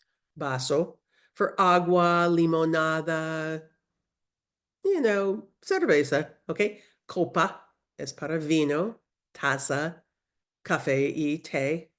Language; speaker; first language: Spanish; non-native, learner; English